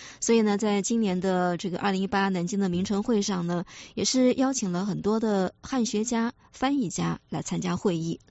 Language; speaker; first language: Chinese; native; Chinese